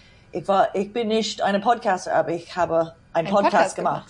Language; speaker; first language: German; non-native, fluent; English